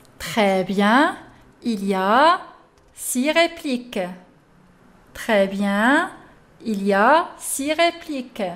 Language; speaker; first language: French; non-native, local second language; Arabic